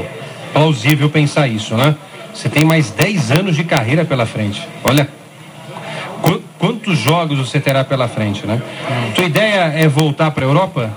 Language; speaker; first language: Portuguese; native; Portuguese